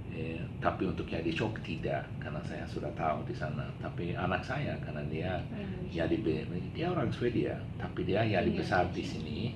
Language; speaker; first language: Indonesian; non-native, learner; Swedish